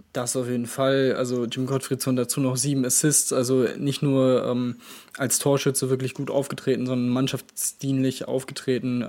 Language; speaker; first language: German; native; German